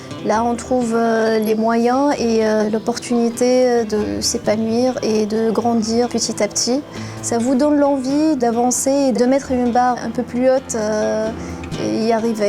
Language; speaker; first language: French; non-native, local second language; Arabic